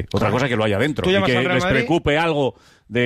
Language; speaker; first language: Spanish; native; Spanish